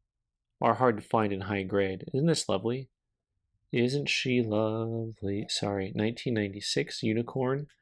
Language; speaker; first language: English; native; English